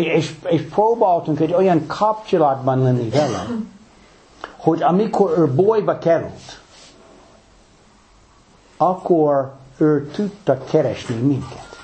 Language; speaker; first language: Hungarian; non-native, fluent; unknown